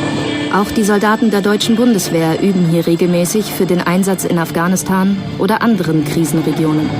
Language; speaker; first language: German; native; German